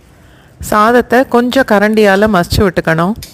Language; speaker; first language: Tamil; native; Tamil